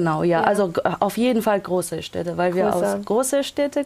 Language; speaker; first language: German; non-native, local second language; Persian